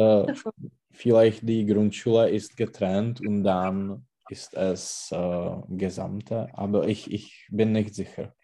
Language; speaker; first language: German; non-native, learner; Czech